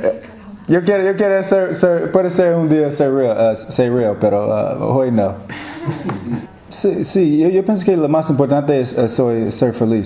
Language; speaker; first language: Spanish; non-native, learner; English